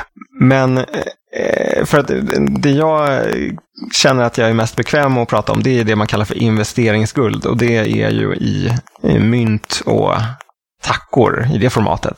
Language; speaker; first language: Swedish; native; Swedish